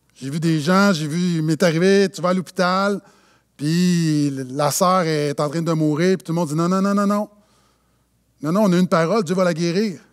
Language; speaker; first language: French; native; French